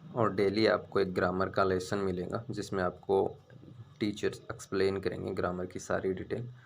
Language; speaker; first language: Hindi; native; Hindi